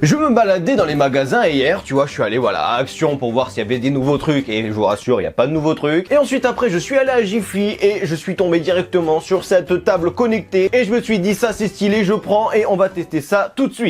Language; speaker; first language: French; native; French